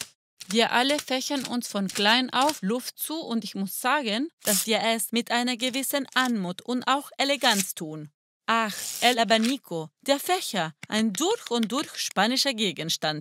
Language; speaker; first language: German; non-native, fluent; Spanish